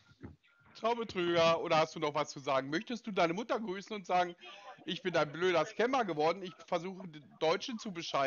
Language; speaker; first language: German; native; German